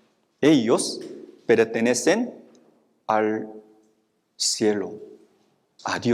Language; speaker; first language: Spanish; non-native, fluent; Korean